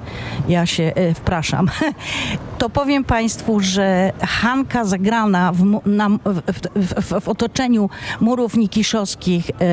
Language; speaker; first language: Polish; non-native, local second language; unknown